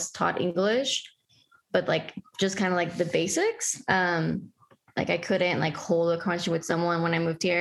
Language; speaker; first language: English; early bilingual, other home language; Spanish